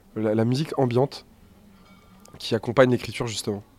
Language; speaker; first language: French; native; French